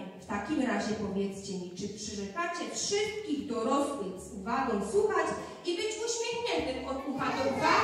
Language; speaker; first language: Polish; native; Polish